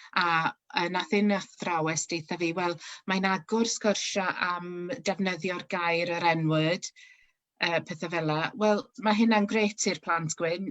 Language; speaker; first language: Welsh; non-native, local second language; English